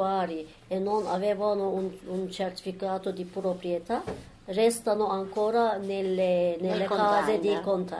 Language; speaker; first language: Italian; non-native, learner; Turkish